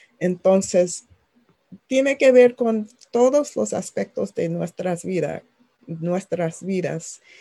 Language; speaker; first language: Spanish; non-native, fluent; English